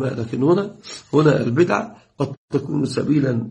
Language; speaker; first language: Arabic; native; Arabic